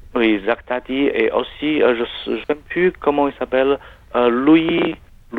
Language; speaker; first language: French; non-native, learner; Chinese